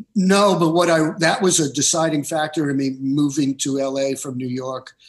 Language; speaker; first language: English; native; English